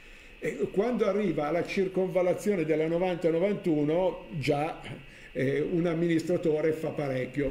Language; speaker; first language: Italian; native; Italian